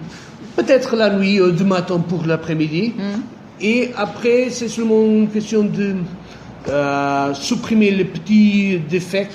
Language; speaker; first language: French; non-native, fluent; Portuguese